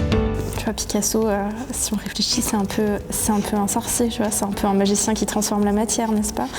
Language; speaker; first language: French; native; French